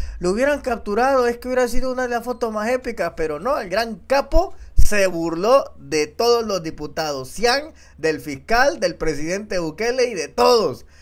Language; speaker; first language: Spanish; native; Spanish